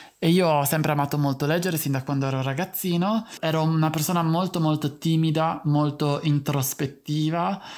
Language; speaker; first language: Italian; native; Italian